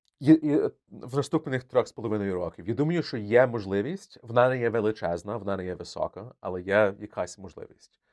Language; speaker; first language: Ukrainian; early bilingual, heritage; Ukrainian